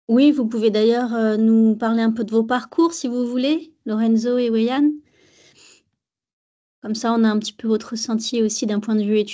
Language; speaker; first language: French; native; French